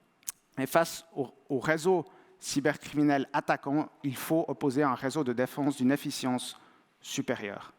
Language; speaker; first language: French; native; French